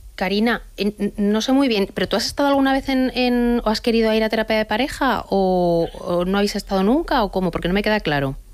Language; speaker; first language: Spanish; native; Spanish